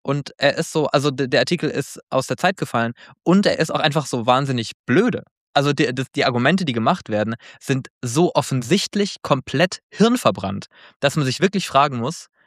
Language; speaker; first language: German; native; German